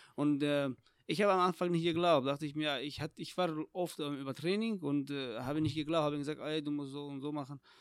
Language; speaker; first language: German; non-native, fluent; Tajik